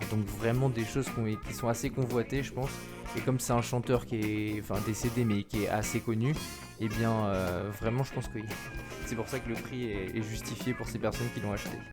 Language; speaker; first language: French; native; French